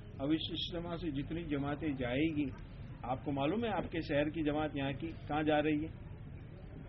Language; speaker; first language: Urdu; native; Urdu